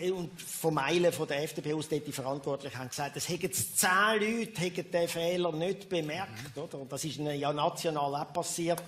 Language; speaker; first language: German; native; German